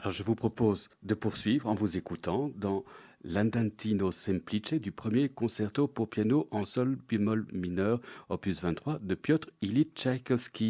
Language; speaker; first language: French; native; French